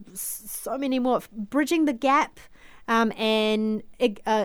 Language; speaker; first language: English; native; English